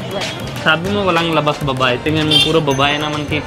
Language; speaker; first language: Filipino; non-native, learner; Punjabi